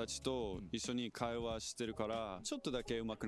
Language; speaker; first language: Japanese; non-native, learner; English